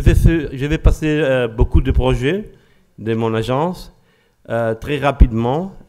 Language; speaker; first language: French; non-native, learner; Spanish